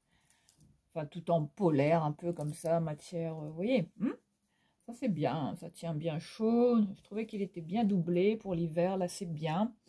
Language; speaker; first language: French; native; French